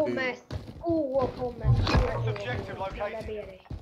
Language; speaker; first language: Swedish; early bilingual, other home language; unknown